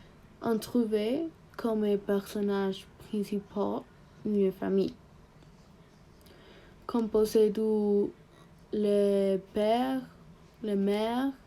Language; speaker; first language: French; non-native, learner; Spanish